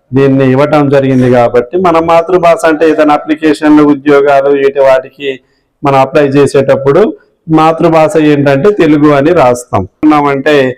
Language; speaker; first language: Telugu; native; Telugu